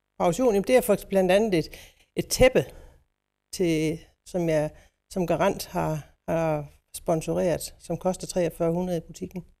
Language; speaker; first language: Danish; native; Danish